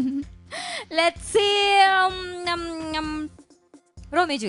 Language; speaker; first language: Malayalam; native; Malayalam